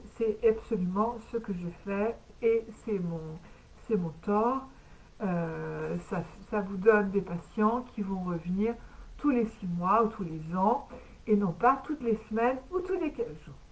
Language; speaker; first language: French; native; French